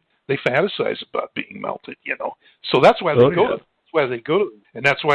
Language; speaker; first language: English; native; English